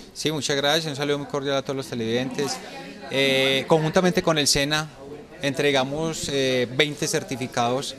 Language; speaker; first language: Spanish; native; Spanish